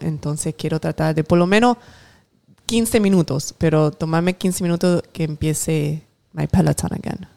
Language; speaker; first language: Spanish; early bilingual, heritage; Spanish